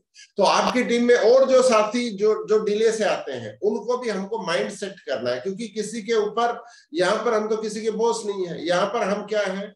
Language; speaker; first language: Hindi; native; Hindi